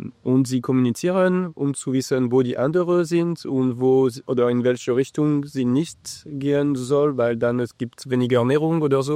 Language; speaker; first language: German; non-native, learner; English